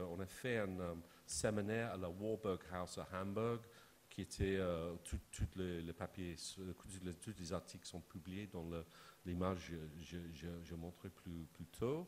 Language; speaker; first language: French; non-native, fluent; English